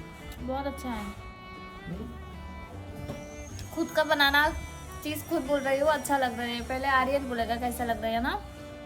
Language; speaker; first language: Hindi; non-native, local second language; Bangla